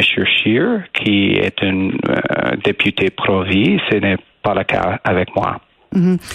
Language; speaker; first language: French; non-native, learner; English